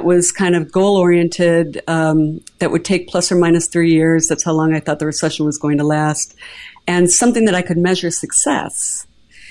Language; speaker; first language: English; native; English